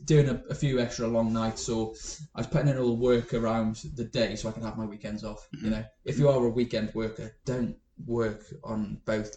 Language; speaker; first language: English; native; English